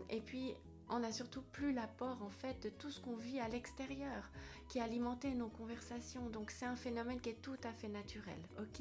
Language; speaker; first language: French; native; French